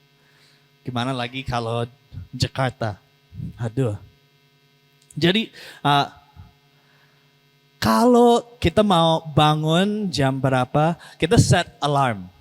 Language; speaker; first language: Indonesian; non-native, learner; English